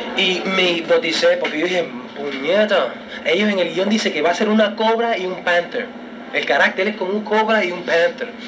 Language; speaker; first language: Spanish; early bilingual, heritage; Spanish